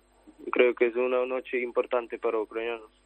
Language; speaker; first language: Spanish; non-native, learner; Ukrainian